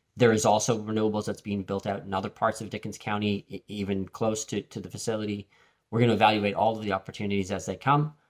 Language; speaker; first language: English; early bilingual, other home language; French